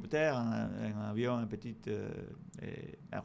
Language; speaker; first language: French; non-native, fluent; Spanish